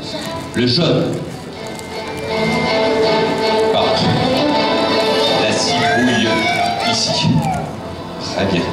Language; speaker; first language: French; native; French